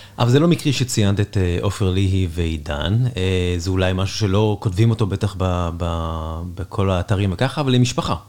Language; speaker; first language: Hebrew; native; Hebrew